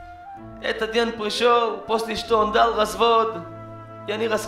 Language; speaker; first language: Russian; non-native, learner; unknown